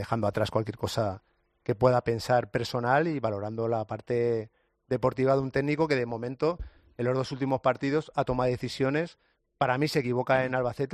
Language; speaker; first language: Spanish; native; Spanish